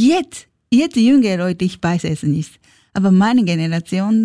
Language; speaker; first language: German; non-native, learner; Japanese